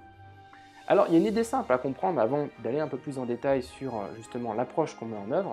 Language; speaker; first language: French; native; French